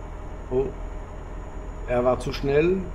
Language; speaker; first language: German; non-native, learner; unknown